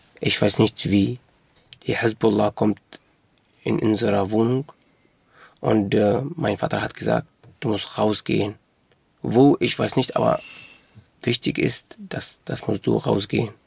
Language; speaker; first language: German; non-native, local second language; Arabic